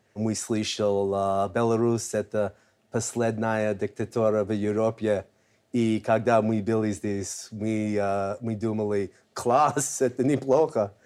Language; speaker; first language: Russian; non-native, learner; English